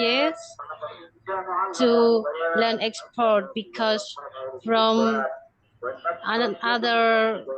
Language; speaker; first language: English; non-native, learner; Indonesian